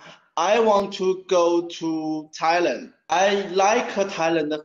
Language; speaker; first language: English; non-native, learner; Chinese